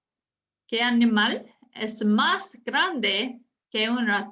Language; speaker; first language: Spanish; non-native, fluent; English